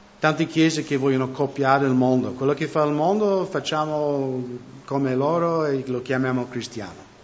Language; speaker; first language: Italian; non-native, fluent; English